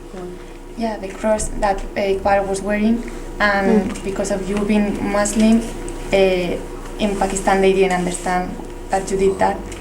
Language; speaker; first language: English; non-native, fluent; Spanish